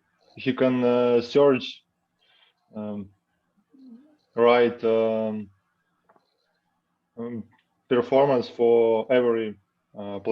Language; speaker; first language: English; non-native, learner; Russian